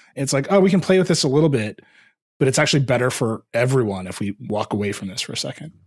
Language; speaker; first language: English; early bilingual, other home language; Hindi